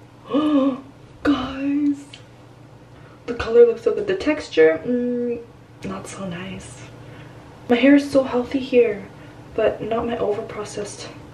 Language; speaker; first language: English; early bilingual, other home language; Korean